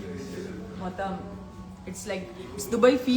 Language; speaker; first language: Telugu; non-native, learner; Gujarati